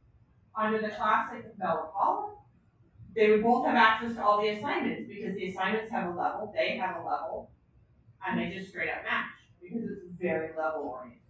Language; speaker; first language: English; native; English